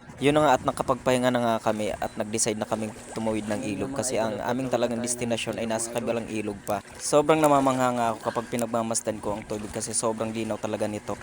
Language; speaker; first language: Filipino; non-native, local second language; Bikol